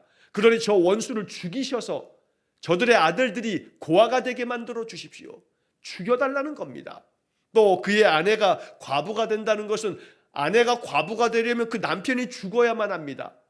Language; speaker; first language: Korean; native; Korean